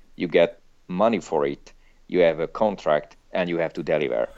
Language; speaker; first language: English; non-native, fluent; Hungarian